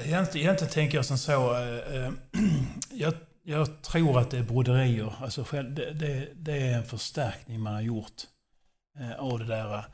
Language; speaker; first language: Swedish; non-native, fluent; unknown